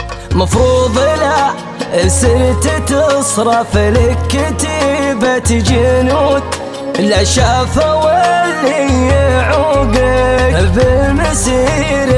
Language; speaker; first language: Arabic; native; Arabic